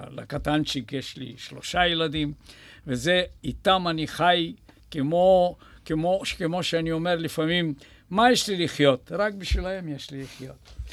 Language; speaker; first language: Hebrew; non-native, fluent; Bulgarian